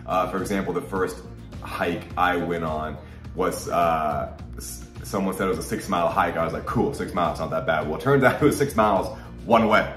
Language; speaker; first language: English; native; English